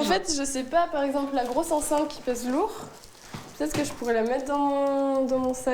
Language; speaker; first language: French; native; French